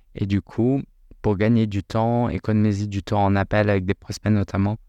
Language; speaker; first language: French; native; French